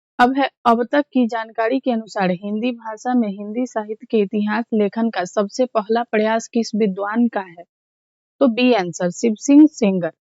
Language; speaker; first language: Hindi; native; Hindi